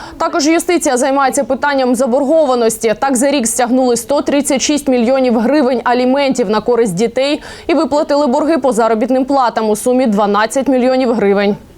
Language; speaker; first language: Ukrainian; native; Ukrainian